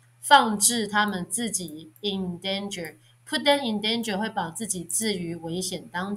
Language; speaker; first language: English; non-native, fluent; Chinese